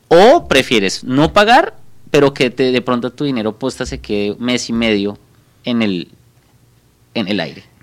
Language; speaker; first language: Spanish; native; Spanish